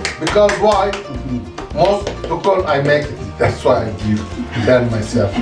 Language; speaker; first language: English; non-native, learner; Turkish